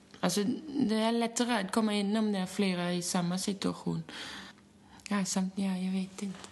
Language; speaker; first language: Swedish; non-native, fluent; German